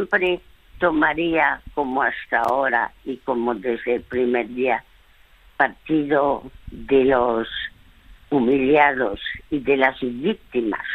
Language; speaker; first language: Spanish; early bilingual, other home language; French